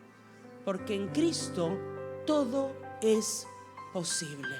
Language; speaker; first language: Spanish; native; Spanish